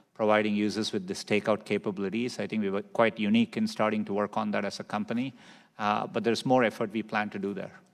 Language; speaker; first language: English; non-native, local second language; Tamil